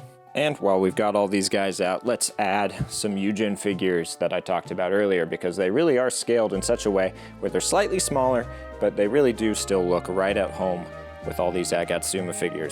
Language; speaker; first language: English; native; English